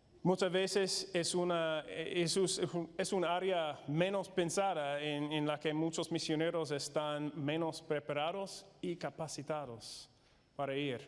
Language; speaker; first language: Spanish; non-native, fluent; English